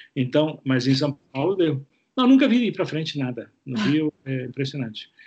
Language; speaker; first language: Portuguese; non-native, fluent; Italian